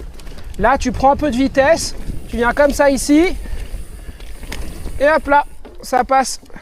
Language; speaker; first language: French; native; French